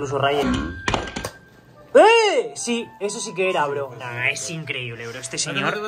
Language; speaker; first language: Spanish; native; Spanish